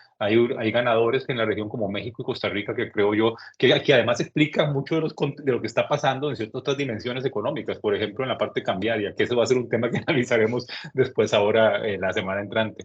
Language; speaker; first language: Spanish; native; Spanish